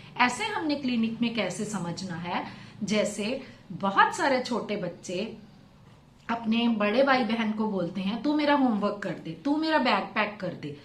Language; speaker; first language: Hindi; non-native, local second language; Punjabi